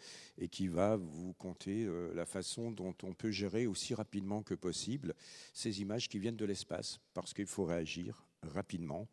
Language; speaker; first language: French; native; French